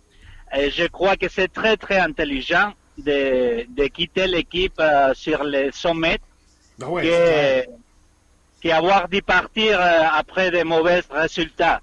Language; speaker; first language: French; non-native, fluent; Spanish